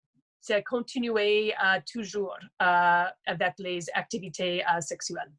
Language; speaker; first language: French; non-native, local second language; English